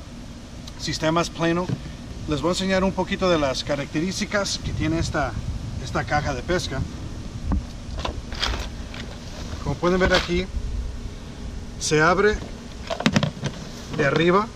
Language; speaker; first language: Spanish; early bilingual, heritage; Spanish